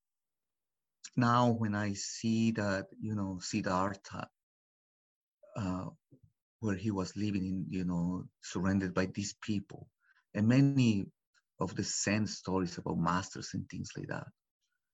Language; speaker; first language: English; non-native, fluent; Spanish